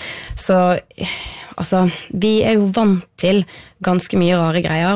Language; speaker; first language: Norwegian; native; Norwegian